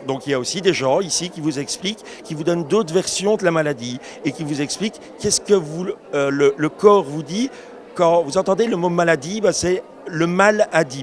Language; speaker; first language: French; native; French